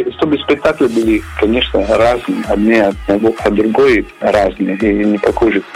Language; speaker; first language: Russian; non-native, learner; Italian